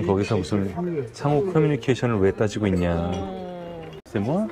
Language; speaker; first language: French; non-native, learner; Korean